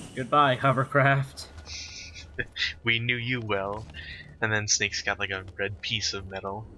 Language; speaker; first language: English; native; English